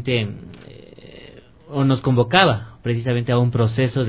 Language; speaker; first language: Spanish; native; Spanish